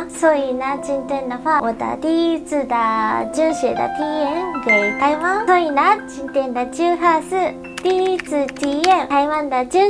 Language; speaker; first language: Chinese; non-native, learner; Japanese